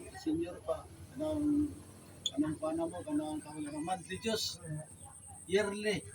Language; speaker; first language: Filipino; native; Filipino